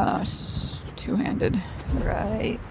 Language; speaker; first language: English; native; English